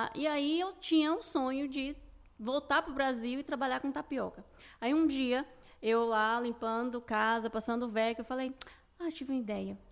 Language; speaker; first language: Portuguese; native; Portuguese